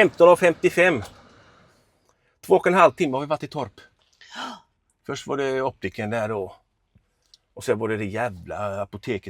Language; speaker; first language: Swedish; native; Swedish